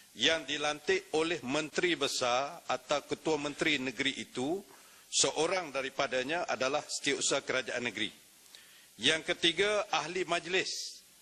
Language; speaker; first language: Malay; native; Malay